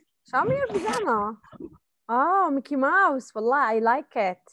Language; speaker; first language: English; non-native, fluent; Arabic